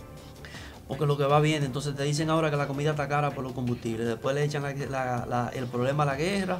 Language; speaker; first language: Spanish; native; Spanish